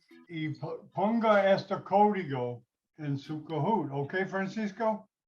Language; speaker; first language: Spanish; non-native, learner; English